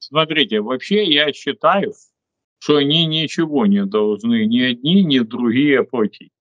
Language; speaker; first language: Russian; non-native, local second language; Ukrainian